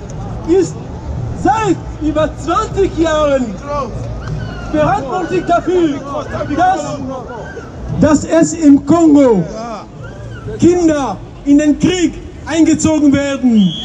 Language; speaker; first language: German; non-native, fluent; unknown